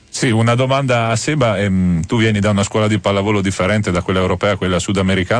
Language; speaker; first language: Italian; native; Italian